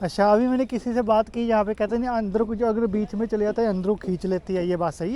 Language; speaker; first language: Hindi; non-native, local second language; Punjabi